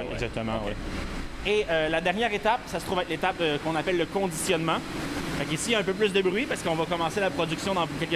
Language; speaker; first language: French; native; French